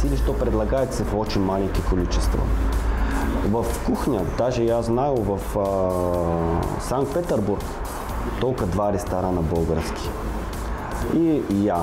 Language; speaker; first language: Russian; non-native, learner; Bulgarian